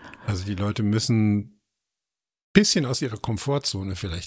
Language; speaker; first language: German; native; German